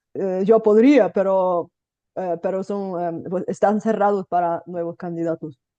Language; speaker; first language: Spanish; non-native, fluent; Bulgarian